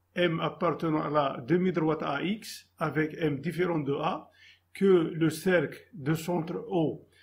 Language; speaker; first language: French; non-native, local second language; Arabic